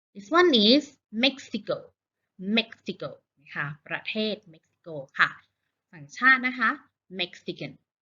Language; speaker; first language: Thai; native; Thai